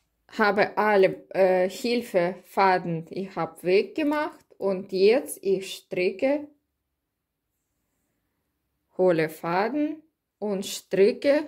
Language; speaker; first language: German; non-native, learner; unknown